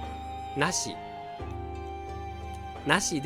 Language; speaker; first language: Japanese; non-native, fluent; Portuguese